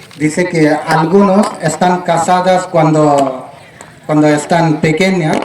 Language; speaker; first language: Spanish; non-native, fluent; Telugu